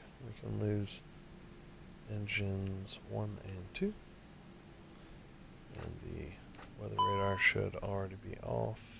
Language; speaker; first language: English; native; English